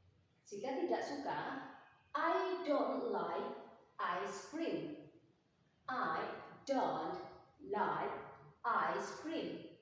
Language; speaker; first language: English; non-native, fluent; Indonesian